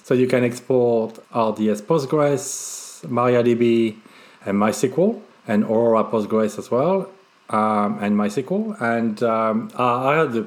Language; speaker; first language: English; non-native, fluent; French